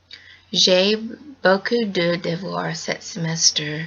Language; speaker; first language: French; non-native, learner; English